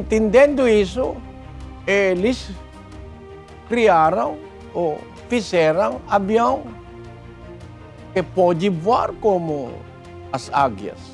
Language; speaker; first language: Portuguese; non-native, learner; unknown